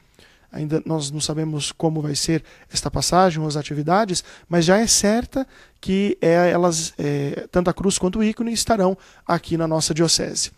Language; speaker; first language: Portuguese; native; Portuguese